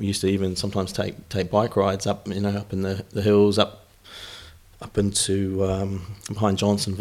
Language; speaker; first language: English; native; English